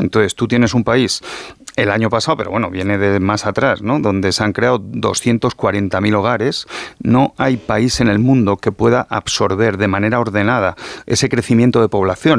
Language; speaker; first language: Spanish; native; Spanish